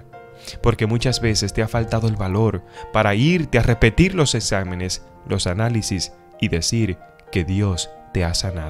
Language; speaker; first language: Spanish; native; Spanish